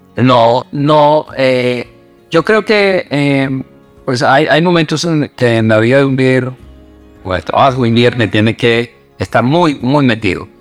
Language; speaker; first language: Spanish; non-native, fluent; English